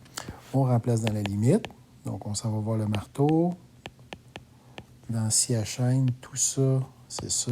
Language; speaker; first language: French; native; French